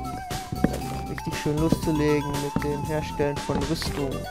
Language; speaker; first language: German; native; German